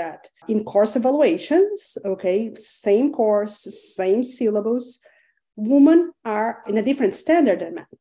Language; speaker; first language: English; non-native, fluent; Portuguese